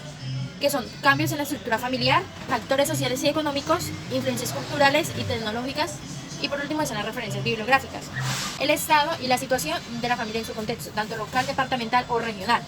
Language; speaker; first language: Spanish; native; Spanish